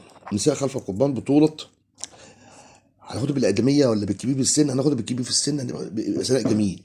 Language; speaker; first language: Arabic; native; Arabic